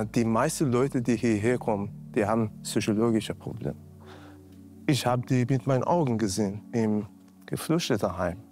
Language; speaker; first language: German; non-native, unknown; Persian